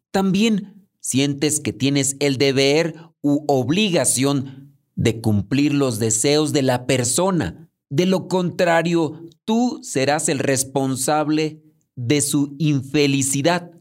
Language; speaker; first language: Spanish; native; Spanish